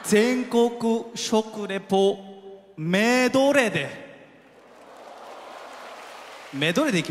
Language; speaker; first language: Japanese; non-native, fluent; Korean